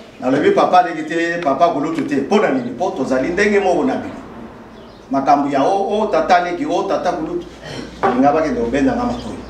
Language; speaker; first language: Lingala; non-native, local second language; Luba-Lulua